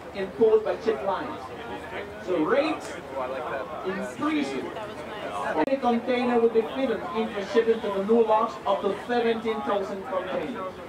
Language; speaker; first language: English; non-native, fluent; Spanish